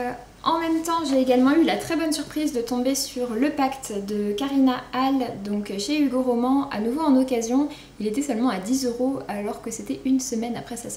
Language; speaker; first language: French; native; French